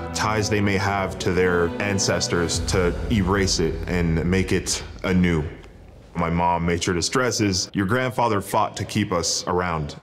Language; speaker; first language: English; native; English